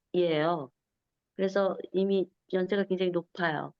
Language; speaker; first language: Korean; native; Korean